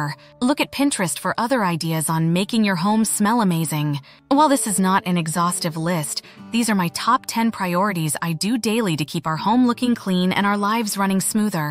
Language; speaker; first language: English; native; English